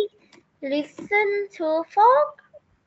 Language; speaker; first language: English; non-native, learner; Vietnamese